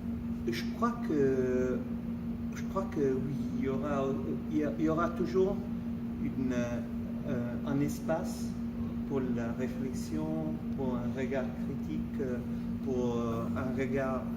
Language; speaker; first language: French; non-native, fluent; Italian